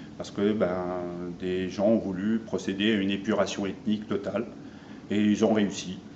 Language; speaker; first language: French; early bilingual, other home language; Armenian